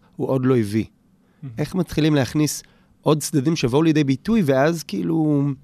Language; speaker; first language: Hebrew; native; Hebrew